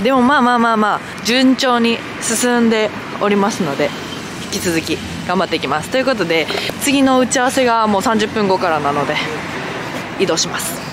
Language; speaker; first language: Japanese; native; Japanese